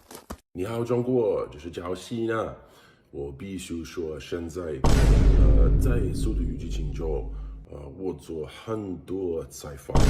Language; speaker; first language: Chinese; non-native, learner; English